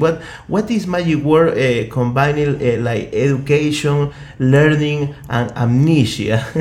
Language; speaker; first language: English; non-native, fluent; Spanish